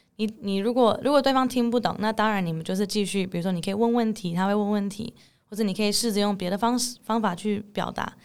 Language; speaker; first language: Chinese; early bilingual, heritage; English